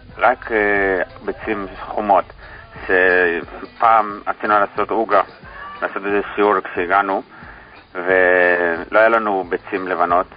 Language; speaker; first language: Hebrew; early bilingual, heritage; Hebrew